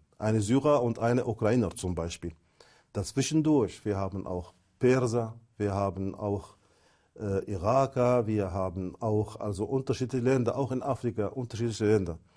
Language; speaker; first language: German; non-native, fluent; Arabic